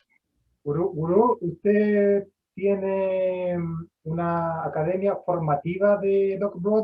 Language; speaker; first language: Spanish; native; Spanish